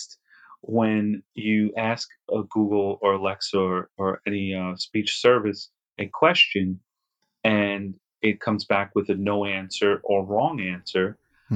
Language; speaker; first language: English; native; English